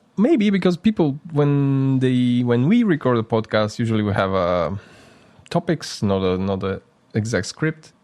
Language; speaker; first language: English; non-native, fluent; Bulgarian